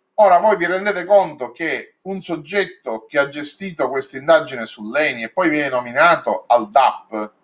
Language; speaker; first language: Italian; native; Italian